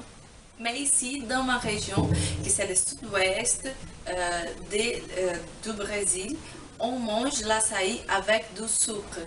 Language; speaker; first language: French; non-native, fluent; Portuguese